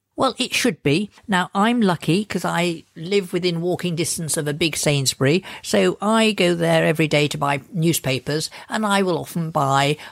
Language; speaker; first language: English; native; English